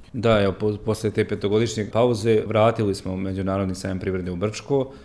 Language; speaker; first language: Croatian; native; Croatian